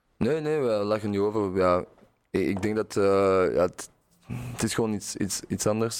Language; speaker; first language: Dutch; non-native, local second language; French